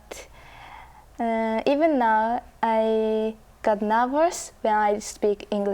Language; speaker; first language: English; non-native, learner; Japanese